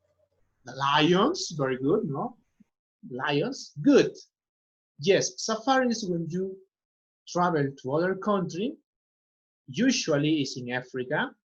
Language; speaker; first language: English; non-native, fluent; Spanish